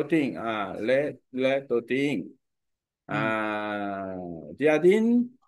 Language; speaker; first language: Vietnamese; non-native, learner; Korean